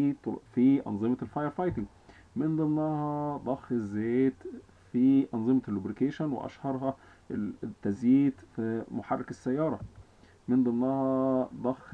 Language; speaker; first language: Arabic; native; Arabic